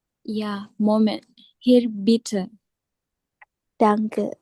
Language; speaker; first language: German; non-native, learner; Indonesian